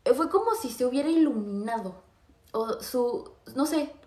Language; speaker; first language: Spanish; native; Spanish